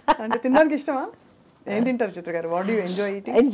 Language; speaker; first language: Telugu; native; Telugu